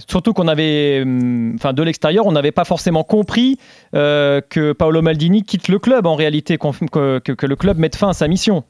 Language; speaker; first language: French; native; French